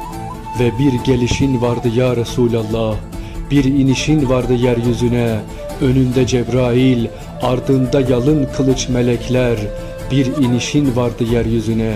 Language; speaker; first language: Turkish; native; Turkish